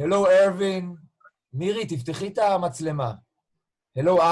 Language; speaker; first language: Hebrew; native; Hebrew